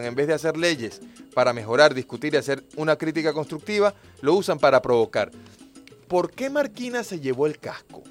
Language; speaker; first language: Spanish; native; Spanish